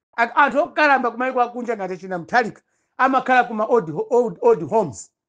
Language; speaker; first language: Nyanja; non-native, local second language; Tumbuka